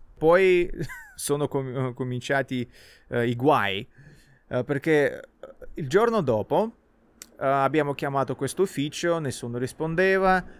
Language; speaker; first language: Italian; non-native, fluent; Russian